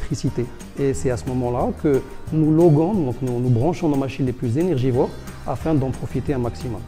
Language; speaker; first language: French; non-native, local second language; Arabic